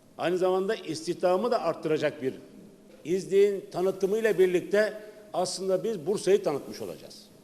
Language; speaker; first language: Turkish; native; Turkish